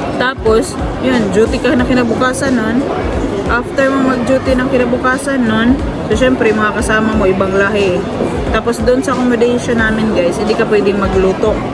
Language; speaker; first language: Filipino; non-native, local second language; Cebuano